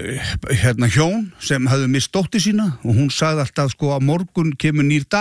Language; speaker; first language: Icelandic; native; Icelandic